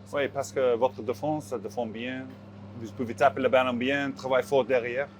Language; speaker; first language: French; non-native, learner; English